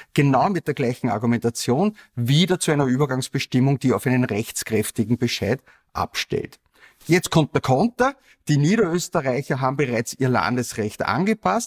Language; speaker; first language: German; native; German